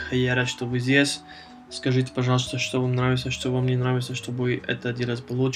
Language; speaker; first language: Russian; non-native, fluent; Spanish